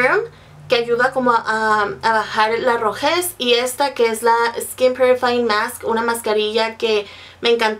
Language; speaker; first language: Spanish; native; Spanish